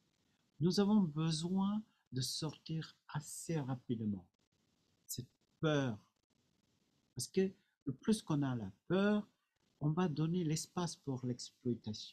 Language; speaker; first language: French; non-native, fluent; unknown